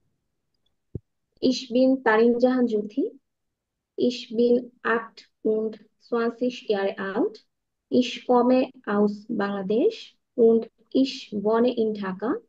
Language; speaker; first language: German; non-native, learner; Bangla